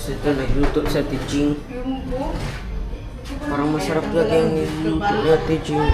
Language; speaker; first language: Filipino; non-native, local second language; Cebuano